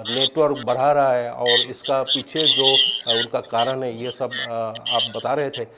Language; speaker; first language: Hindi; non-native, local second language; Assamese